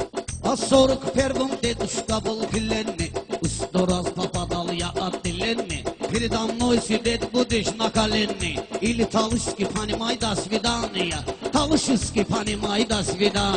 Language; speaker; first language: Russian; non-native, learner; Talysh